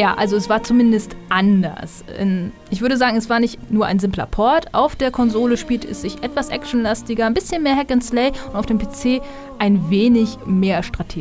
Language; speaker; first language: German; native; German